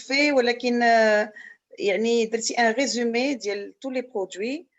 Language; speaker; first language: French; non-native, local second language; Arabic